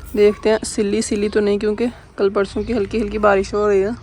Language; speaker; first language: Urdu; non-native, local second language; Punjabi